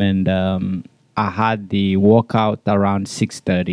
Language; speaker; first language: English; non-native, local second language; Kinyarwanda